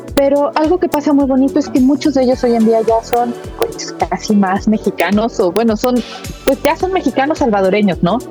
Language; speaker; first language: Spanish; native; Spanish